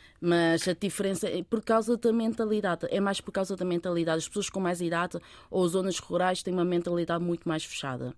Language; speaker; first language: Portuguese; early bilingual, other home language; Chinese